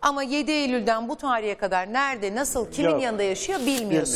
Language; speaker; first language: Turkish; native; Turkish